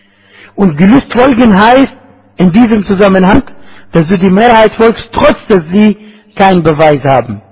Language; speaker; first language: German; non-native, fluent; Arabic